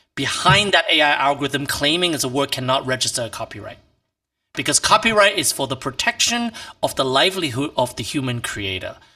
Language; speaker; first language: English; non-native, local second language; Cantonese